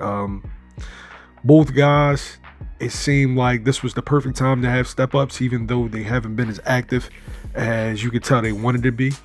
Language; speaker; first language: English; native; English